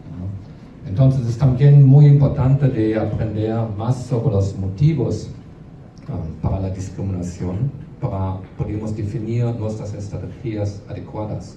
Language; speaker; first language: Spanish; non-native, fluent; German